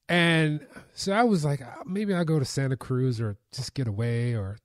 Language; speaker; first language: English; native; English